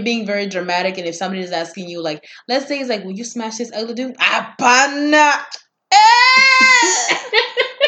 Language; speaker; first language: English; non-native, local second language; Swahili